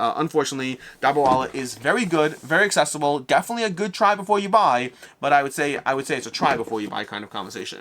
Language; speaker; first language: English; native; English